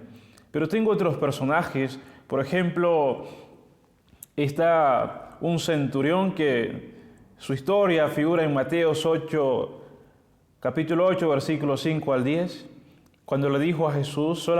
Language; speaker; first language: Spanish; native; Spanish